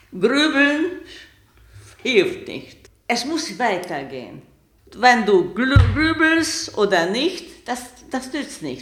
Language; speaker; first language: German; non-native, learner; Hungarian